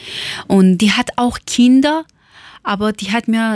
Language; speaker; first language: German; non-native, learner; Persian